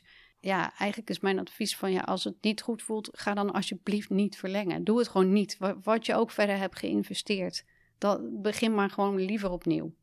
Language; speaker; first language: Dutch; native; Dutch